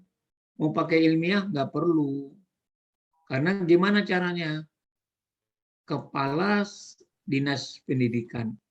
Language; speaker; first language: Indonesian; native; Indonesian